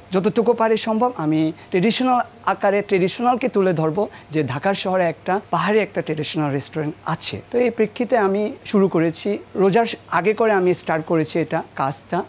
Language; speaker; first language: Bangla; non-native, local second language; Marma